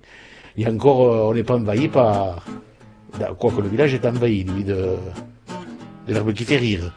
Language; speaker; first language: French; native; French